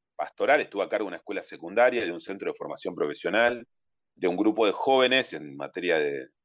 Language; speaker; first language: Spanish; native; Spanish